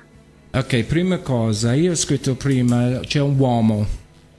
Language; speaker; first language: Italian; non-native, learner; English